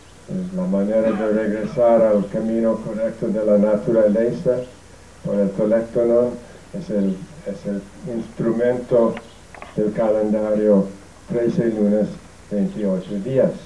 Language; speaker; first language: Spanish; non-native, fluent; English